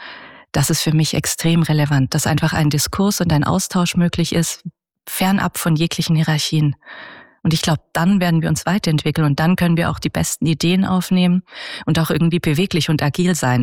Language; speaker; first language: German; native; German